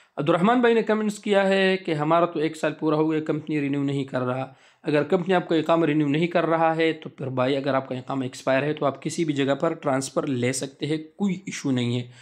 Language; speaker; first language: Urdu; non-native, local second language; Pashto